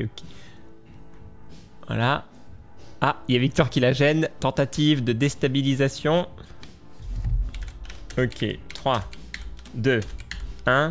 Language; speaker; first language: French; native; French